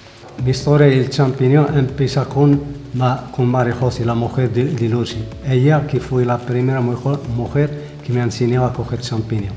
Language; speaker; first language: Spanish; non-native, fluent; Arabic